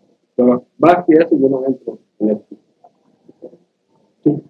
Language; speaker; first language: Spanish; non-native, learner; English